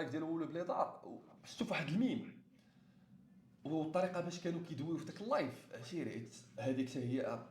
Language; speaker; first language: Arabic; native; Arabic